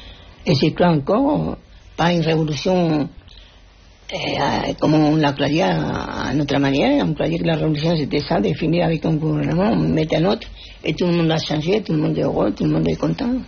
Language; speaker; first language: French; non-native, fluent; Spanish